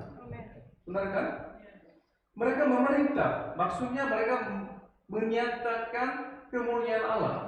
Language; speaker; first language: Indonesian; non-native, fluent; Korean